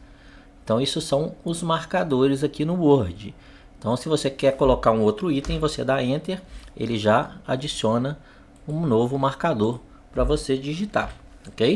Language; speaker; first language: Portuguese; native; Portuguese